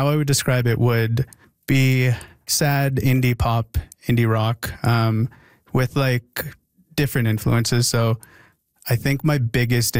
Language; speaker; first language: English; native; English